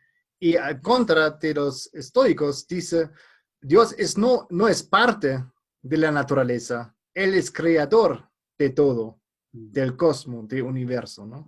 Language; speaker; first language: Spanish; non-native, fluent; German